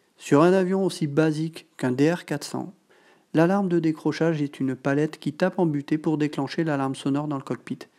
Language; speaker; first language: French; native; French